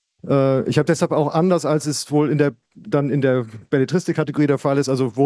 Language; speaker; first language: German; native; German